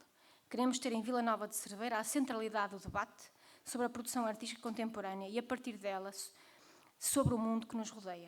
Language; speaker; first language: Portuguese; native; Portuguese